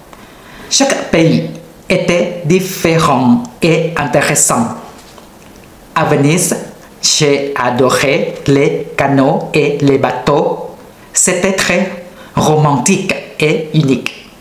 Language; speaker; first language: French; non-native, learner; Thai